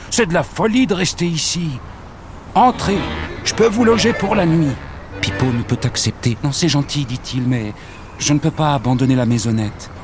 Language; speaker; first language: French; native; French